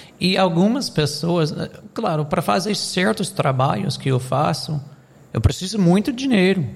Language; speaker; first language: Portuguese; non-native, fluent; English